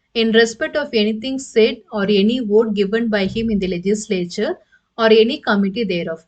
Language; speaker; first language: English; non-native, local second language; Tamil